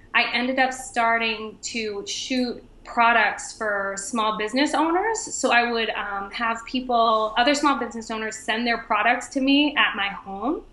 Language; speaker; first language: English; native; English